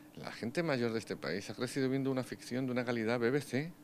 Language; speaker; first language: Spanish; native; Spanish